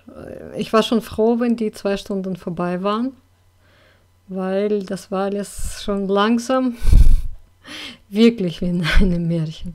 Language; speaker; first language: German; non-native, fluent; Russian